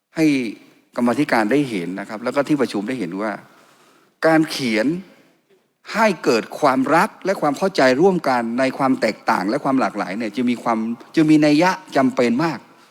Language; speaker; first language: Thai; non-native, local second language; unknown